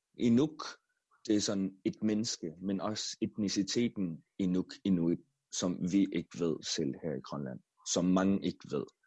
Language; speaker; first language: Danish; non-native, local second language; Kalaallisut